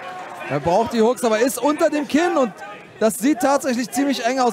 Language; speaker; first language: German; native; German